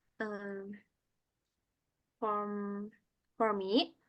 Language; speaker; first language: English; non-native, learner; Indonesian